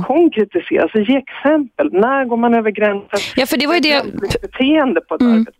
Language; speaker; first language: Swedish; native; Swedish